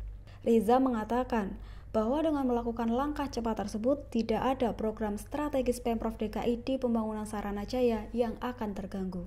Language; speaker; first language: Indonesian; native; Indonesian